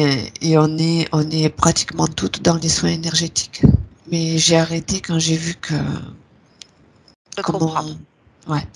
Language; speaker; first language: French; native; French